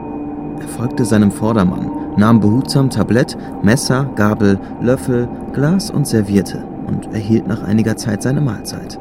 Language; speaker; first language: German; native; German